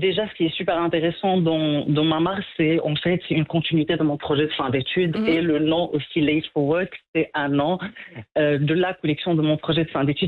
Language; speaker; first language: French; non-native, local second language; Arabic